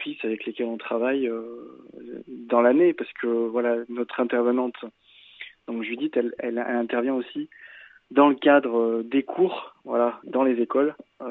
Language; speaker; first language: French; native; French